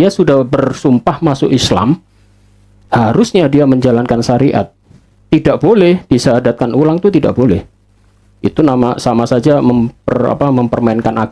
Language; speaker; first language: Indonesian; native; Indonesian